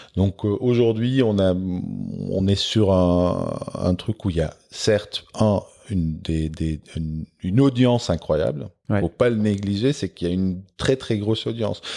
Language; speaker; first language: French; non-native, local second language; Dutch